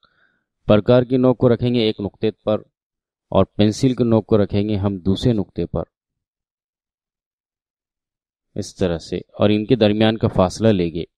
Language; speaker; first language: Urdu; native; Urdu